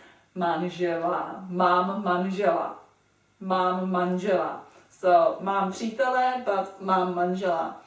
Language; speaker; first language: Czech; non-native, fluent; English